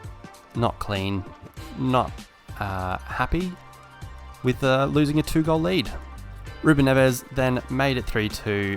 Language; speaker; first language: English; native; English